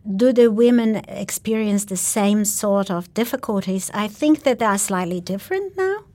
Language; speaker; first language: English; non-native, fluent; Polish